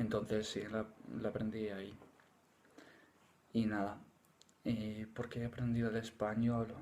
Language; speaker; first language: Spanish; non-native, fluent; English